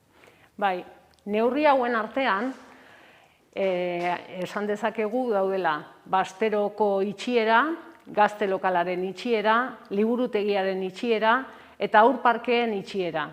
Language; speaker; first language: Basque; native; Basque